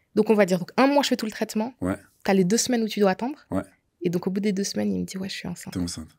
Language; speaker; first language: French; native; French